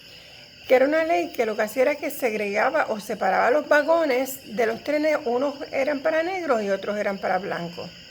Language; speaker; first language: Spanish; native; Spanish